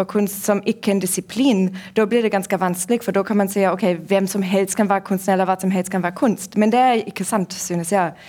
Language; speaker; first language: Norwegian; non-native, fluent; German